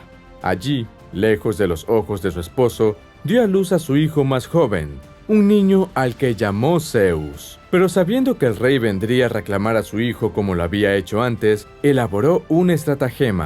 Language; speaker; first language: Spanish; native; Spanish